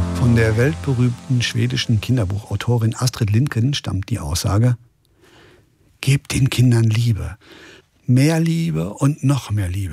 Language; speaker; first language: German; native; German